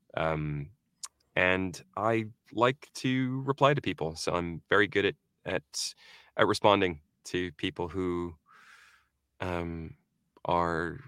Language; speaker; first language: English; early bilingual, other home language; Norwegian